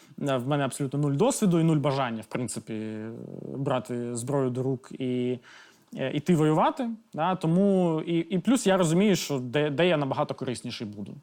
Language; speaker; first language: Ukrainian; non-native, local second language; Russian